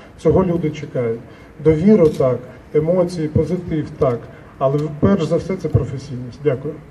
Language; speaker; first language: Ukrainian; native; Ukrainian